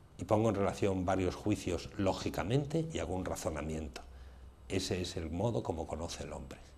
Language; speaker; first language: Spanish; native; Spanish